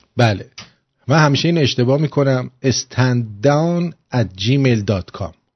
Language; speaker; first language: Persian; native; Persian